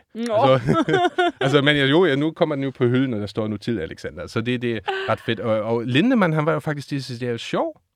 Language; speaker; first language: Danish; non-native, fluent; German